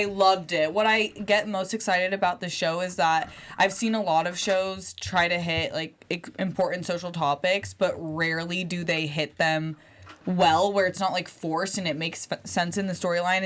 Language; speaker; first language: English; native; English